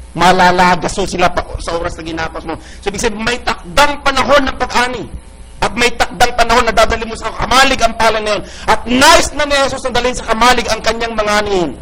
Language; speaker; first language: Filipino; non-native, local second language; Iloko